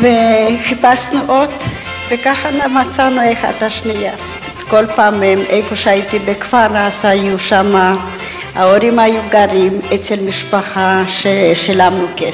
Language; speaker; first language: Hebrew; non-native, fluent; Polish